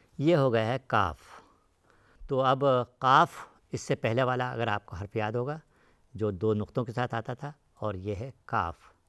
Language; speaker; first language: Hindi; native; Hindi